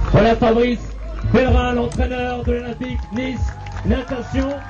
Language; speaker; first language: French; native; French